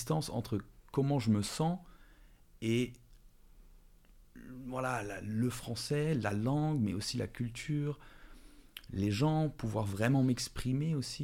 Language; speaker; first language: French; early bilingual, other home language; Dutch